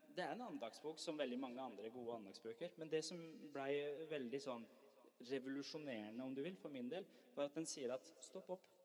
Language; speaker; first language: Norwegian; early bilingual, other home language; Persian